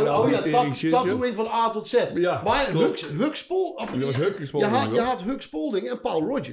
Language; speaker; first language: Dutch; native; Dutch